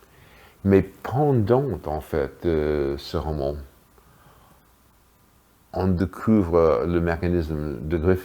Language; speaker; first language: French; non-native, fluent; English